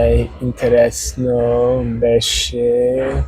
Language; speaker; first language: Bulgarian; non-native, learner; English